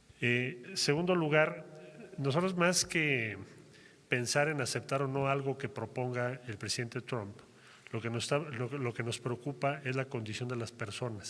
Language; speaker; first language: Spanish; native; Spanish